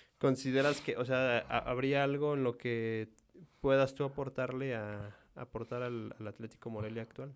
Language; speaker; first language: Spanish; native; Spanish